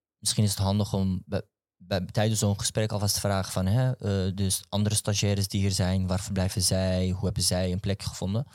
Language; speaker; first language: Dutch; early bilingual, other home language; Turkish